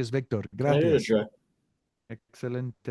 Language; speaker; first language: Spanish; non-native, fluent; English